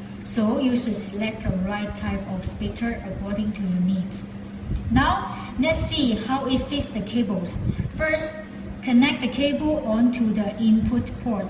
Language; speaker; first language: English; non-native, fluent; Chinese